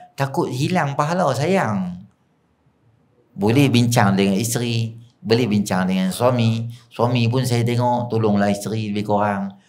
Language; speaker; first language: Malay; native; Malay